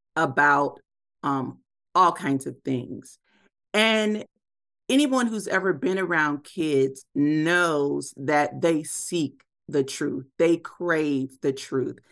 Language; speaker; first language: English; native; English